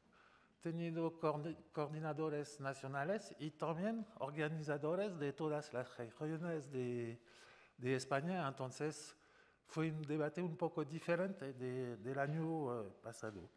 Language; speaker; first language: Spanish; non-native, fluent; French